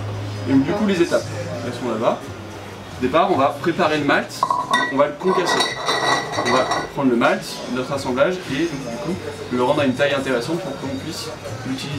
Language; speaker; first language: French; native; French